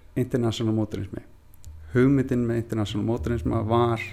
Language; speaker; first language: Icelandic; native; Icelandic